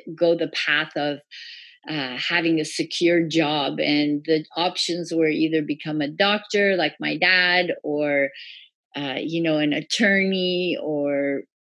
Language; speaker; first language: English; early bilingual, other home language; Persian